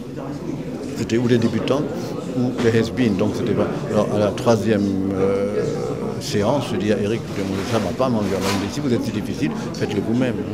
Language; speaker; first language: French; non-native, fluent; German